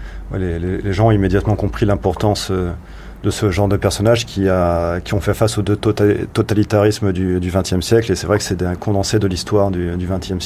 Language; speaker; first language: French; native; French